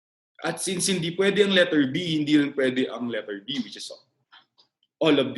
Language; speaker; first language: Filipino; native; Filipino